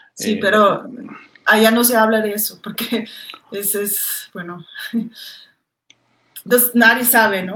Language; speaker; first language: Spanish; non-native, fluent; German